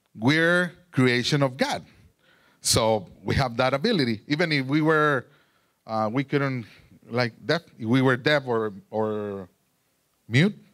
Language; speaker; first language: English; non-native, fluent; Spanish